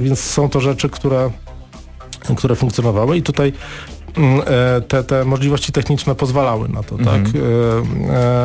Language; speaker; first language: Polish; native; Polish